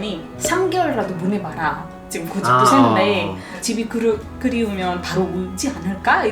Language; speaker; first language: Korean; non-native, fluent; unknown